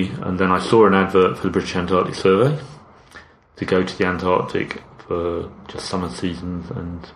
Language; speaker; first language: English; native; English